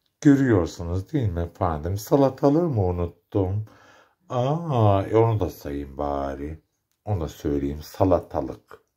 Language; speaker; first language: Turkish; native; Turkish